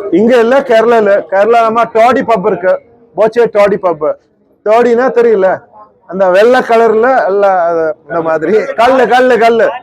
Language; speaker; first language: Tamil; non-native, learner; Malayalam